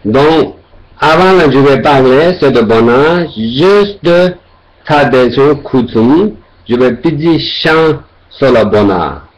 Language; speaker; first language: French; non-native, learner; Tibetan